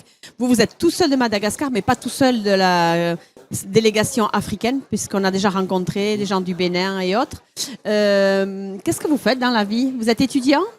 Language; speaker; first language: French; native; French